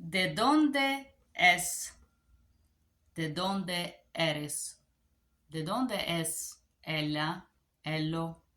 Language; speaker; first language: Spanish; non-native, learner; Bulgarian